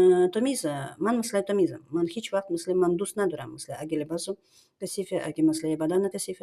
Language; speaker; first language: Persian; non-native, learner; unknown